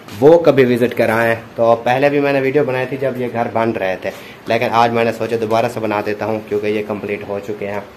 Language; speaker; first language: Urdu; non-native, local second language; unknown